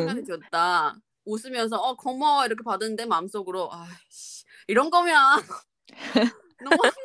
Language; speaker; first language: Korean; non-native, fluent; Chinese